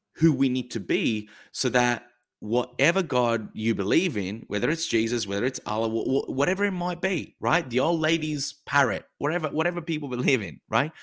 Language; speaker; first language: English; early bilingual, other home language; Italian